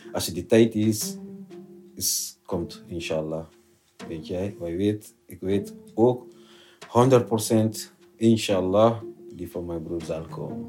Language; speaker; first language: Dutch; non-native, learner; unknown